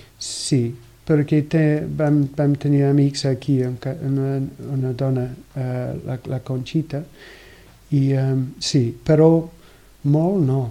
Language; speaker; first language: Catalan; non-native, learner; English